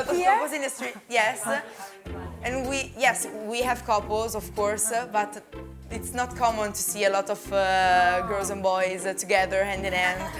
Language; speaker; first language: English; non-native, learner; Italian